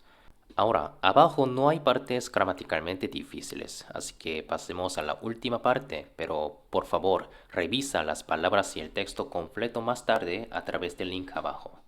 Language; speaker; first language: Spanish; non-native, fluent; Korean